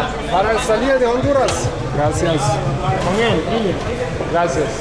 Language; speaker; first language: Spanish; non-native, learner; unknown